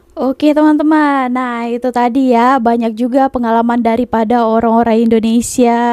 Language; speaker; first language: Indonesian; native; Indonesian